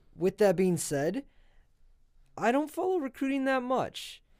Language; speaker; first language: English; native; English